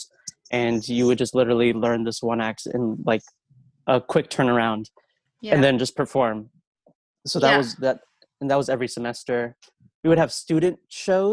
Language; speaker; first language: English; native; English